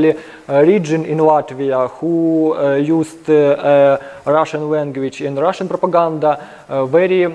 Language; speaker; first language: English; non-native, learner; Ukrainian